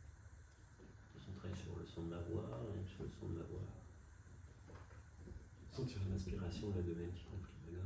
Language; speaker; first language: French; native; French